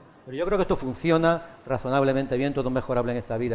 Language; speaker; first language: Spanish; native; Spanish